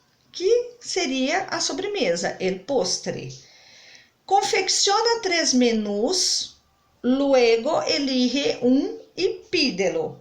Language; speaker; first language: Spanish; non-native, fluent; Portuguese